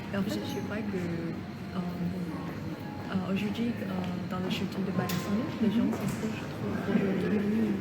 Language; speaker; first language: French; non-native, fluent; Vietnamese